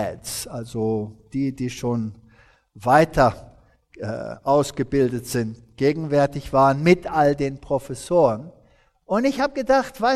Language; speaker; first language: German; early bilingual, heritage; German